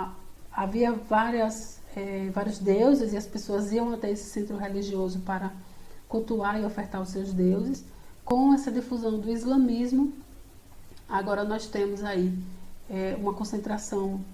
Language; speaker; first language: Portuguese; native; Portuguese